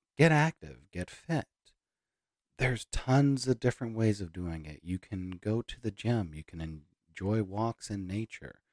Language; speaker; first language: English; native; English